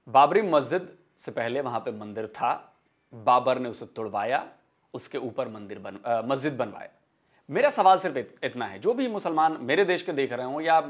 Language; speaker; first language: Hindi; native; Hindi